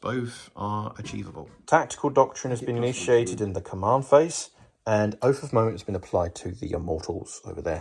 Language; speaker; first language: English; native; English